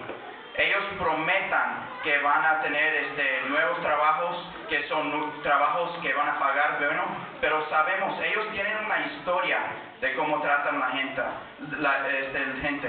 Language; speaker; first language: Spanish; early bilingual, heritage; Spanish